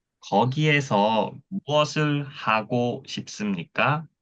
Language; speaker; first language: Korean; non-native, fluent; Thai